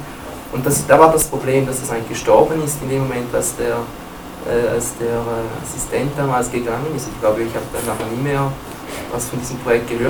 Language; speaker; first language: German; native; German